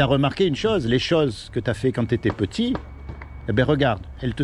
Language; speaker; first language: French; native; French